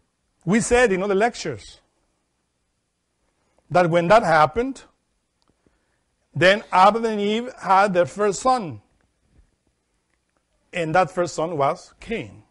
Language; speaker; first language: English; non-native, fluent; Spanish